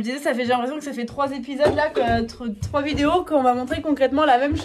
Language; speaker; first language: French; native; French